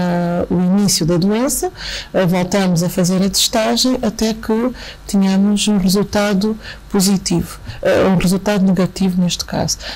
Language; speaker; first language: Portuguese; native; Portuguese